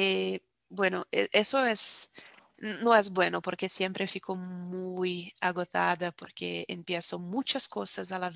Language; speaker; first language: Spanish; non-native, fluent; Portuguese